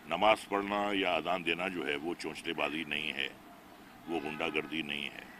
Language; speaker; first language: Hindi; native; Hindi